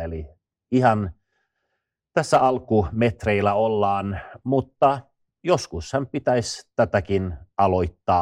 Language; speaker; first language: Finnish; non-native, fluent; Swedish